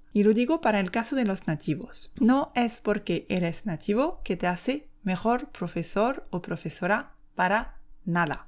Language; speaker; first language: Spanish; non-native, fluent; French